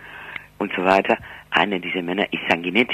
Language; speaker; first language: German; non-native, fluent; Spanish